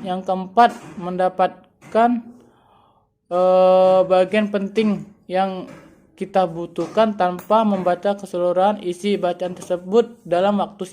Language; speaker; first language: Indonesian; native; Indonesian